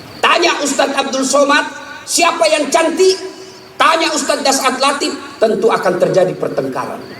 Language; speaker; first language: Indonesian; native; Indonesian